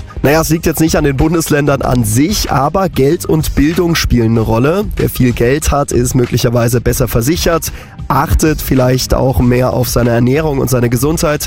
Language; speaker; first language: German; native; German